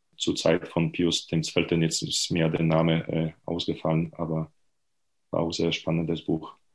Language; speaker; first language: German; non-native, fluent; Polish